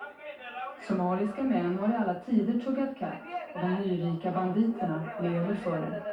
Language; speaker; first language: Swedish; native; Swedish